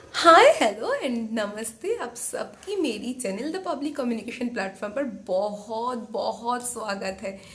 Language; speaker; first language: Hindi; non-native, local second language; Bangla